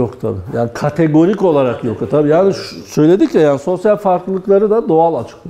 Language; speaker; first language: Turkish; native; Turkish